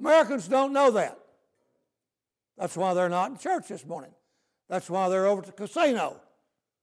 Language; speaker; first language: English; native; English